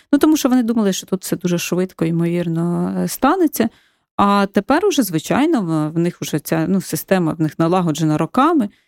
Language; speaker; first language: Ukrainian; native; Ukrainian